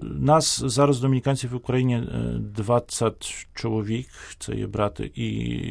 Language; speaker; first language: Ukrainian; non-native, fluent; Polish